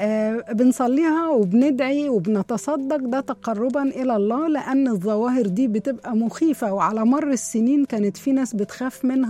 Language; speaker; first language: Arabic; native; Arabic